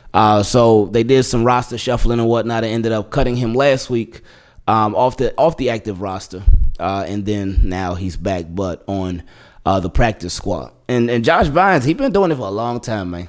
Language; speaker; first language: English; native; English